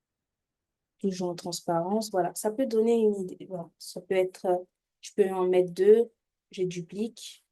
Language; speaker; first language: French; native; French